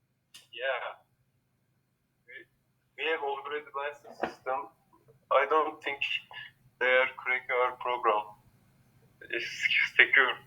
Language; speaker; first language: English; non-native, learner; Turkish